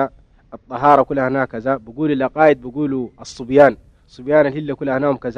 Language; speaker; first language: Arabic; native; Arabic